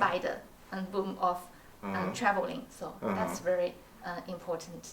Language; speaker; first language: English; non-native, learner; Chinese